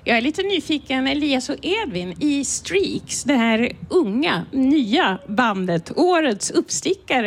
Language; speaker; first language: Swedish; native; Swedish